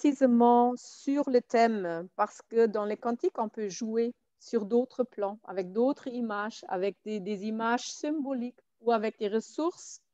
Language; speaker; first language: French; non-native, fluent; German